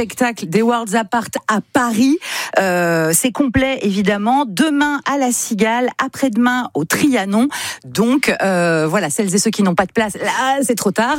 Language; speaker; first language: French; native; French